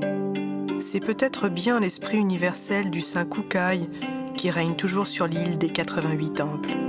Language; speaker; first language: French; native; French